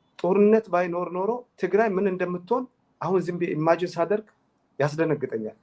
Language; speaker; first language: Amharic; non-native, local second language; Tigrinya